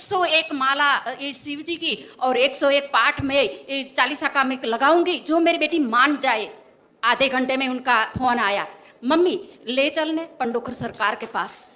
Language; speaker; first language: Hindi; non-native, local second language; Gujarati